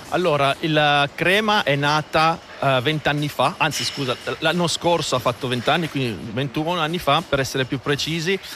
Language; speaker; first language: Italian; native; Italian